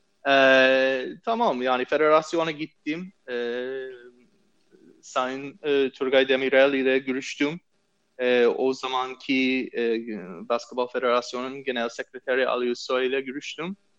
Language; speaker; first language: Turkish; non-native, fluent; English